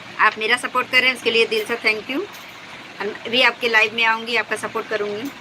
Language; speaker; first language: Hindi; native; Hindi